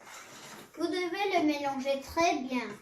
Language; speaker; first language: French; non-native, learner; English